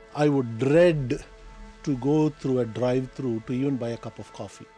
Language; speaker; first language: English; non-native, local second language; Tamil